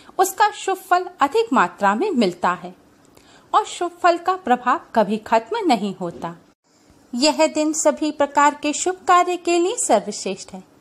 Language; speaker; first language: Hindi; native; Hindi